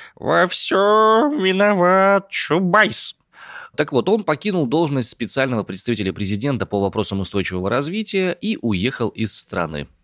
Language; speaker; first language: Russian; native; Russian